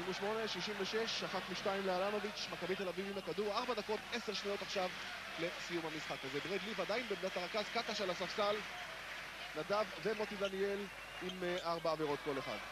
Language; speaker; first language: Hebrew; native; Hebrew